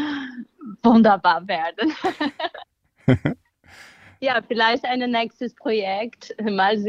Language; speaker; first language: German; non-native, learner; Portuguese